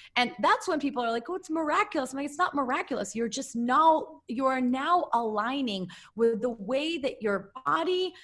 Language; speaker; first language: English; early bilingual, other home language; Russian